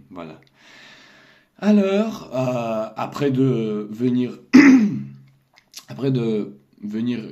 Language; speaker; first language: French; non-native, learner; Russian